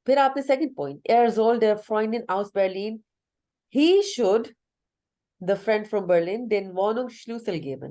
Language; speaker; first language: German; non-native, fluent; Urdu